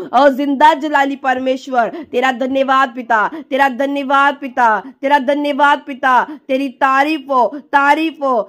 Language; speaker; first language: Hindi; non-native, local second language; Punjabi